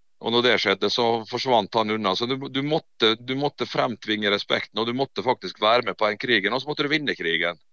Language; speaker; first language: Norwegian; native; Norwegian